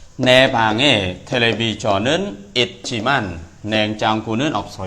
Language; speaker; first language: Korean; non-native, fluent; Khmer